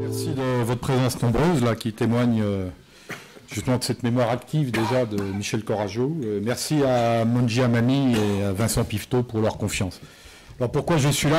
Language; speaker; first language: French; native; French